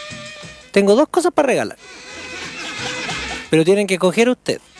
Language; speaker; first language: Spanish; native; Spanish